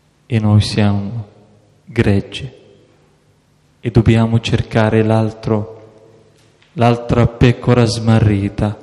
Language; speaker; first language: Italian; non-native, fluent; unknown